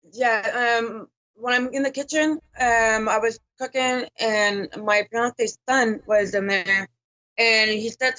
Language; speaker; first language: English; native; English